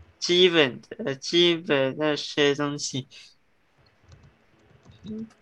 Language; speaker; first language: Chinese; early bilingual, heritage; Chinese